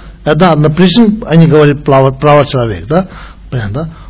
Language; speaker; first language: Russian; non-native, learner; Tibetan